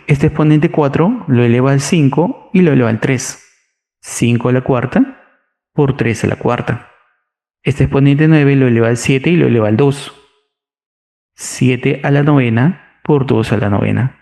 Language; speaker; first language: Spanish; native; Spanish